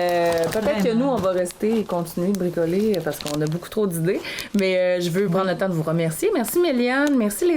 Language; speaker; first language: French; native; French